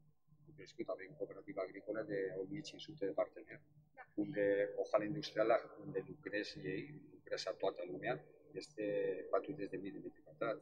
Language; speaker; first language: Romanian; non-native, fluent; Spanish